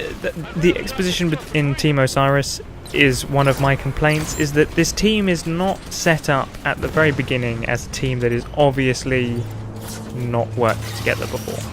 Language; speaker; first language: English; native; English